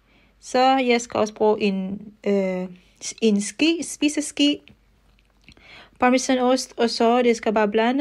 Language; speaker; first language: Danish; non-native, fluent; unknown